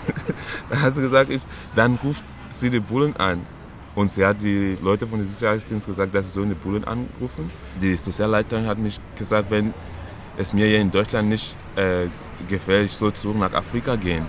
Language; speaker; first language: German; non-native, learner; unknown